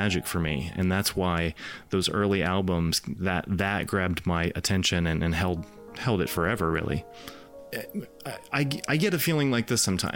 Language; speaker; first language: English; native; English